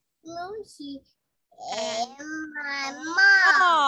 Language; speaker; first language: English; non-native, learner; Vietnamese